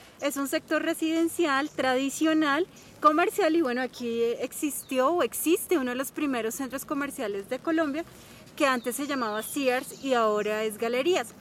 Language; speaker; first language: Spanish; native; Spanish